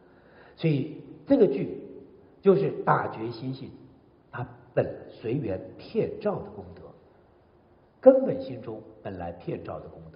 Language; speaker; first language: Chinese; native; Chinese